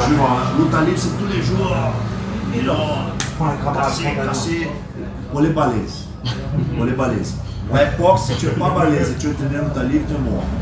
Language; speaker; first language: French; non-native, learner; Portuguese